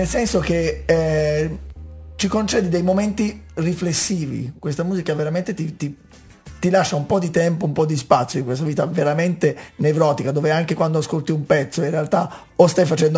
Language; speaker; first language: Italian; native; Italian